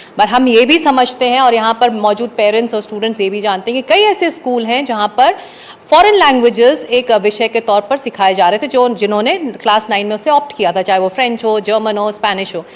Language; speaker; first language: Hindi; native; Hindi